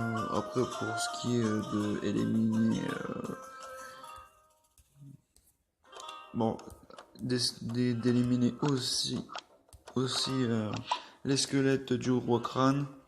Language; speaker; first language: French; native; French